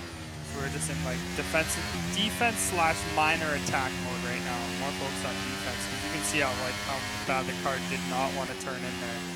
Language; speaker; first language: English; native; English